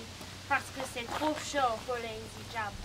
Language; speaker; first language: French; non-native, learner; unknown